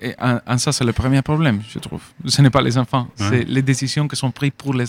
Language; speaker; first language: French; non-native, fluent; Spanish